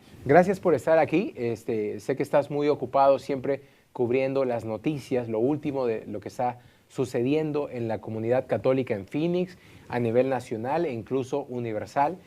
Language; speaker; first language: Spanish; native; Spanish